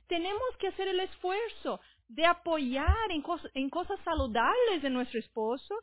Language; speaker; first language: Spanish; non-native, fluent; Portuguese